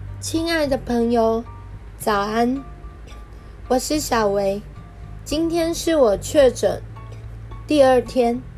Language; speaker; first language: Chinese; native; Chinese